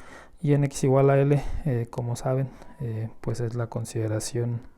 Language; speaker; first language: Spanish; native; Spanish